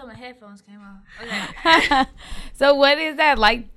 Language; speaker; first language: English; native; English